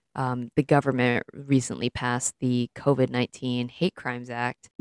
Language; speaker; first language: English; early bilingual, other home language; Filipino